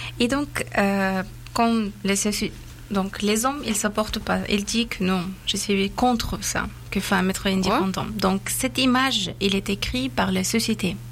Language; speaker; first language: French; non-native, fluent; Persian